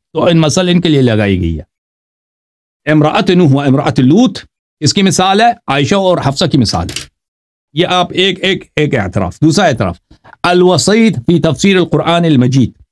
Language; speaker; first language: Urdu; non-native, fluent; Persian